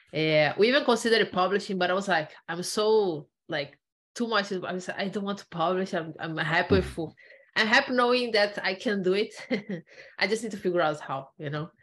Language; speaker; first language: English; non-native, fluent; Portuguese